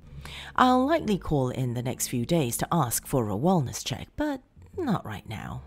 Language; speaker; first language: English; native; English